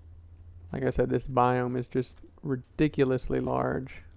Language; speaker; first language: English; native; English